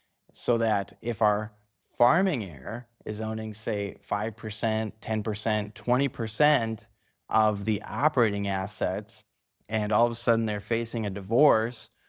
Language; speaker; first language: English; native; English